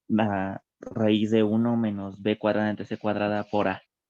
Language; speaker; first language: Spanish; native; Spanish